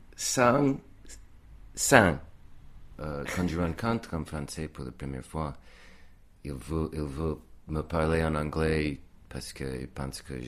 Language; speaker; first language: French; non-native, fluent; English